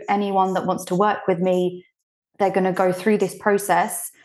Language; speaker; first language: English; early bilingual, other home language; Bulgarian